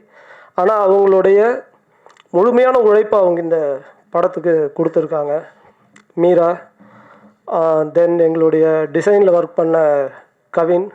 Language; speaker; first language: Tamil; native; Tamil